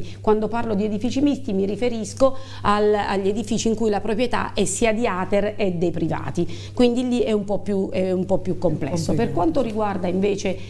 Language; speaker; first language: Italian; native; Italian